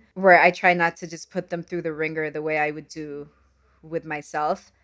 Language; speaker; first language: English; non-native, fluent; Arabic